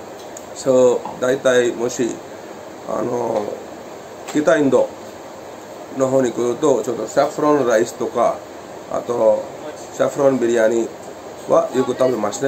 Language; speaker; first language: Japanese; non-native, fluent; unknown